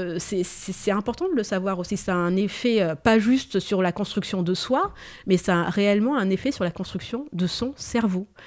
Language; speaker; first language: French; early bilingual, other home language; Malagasy